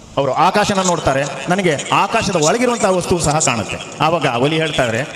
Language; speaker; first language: Kannada; non-native, local second language; Malayalam